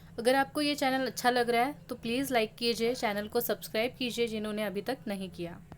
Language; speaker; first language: Hindi; non-native, local second language; Marathi